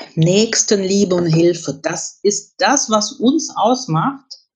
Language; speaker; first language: German; early bilingual, other home language; Russian